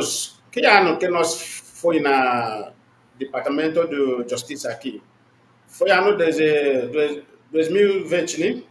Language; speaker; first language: Portuguese; non-native, learner; Igbo